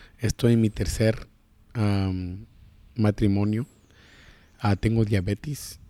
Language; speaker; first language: Spanish; early bilingual, heritage; Spanish